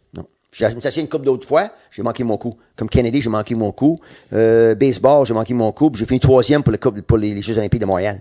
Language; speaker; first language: French; non-native, local second language; English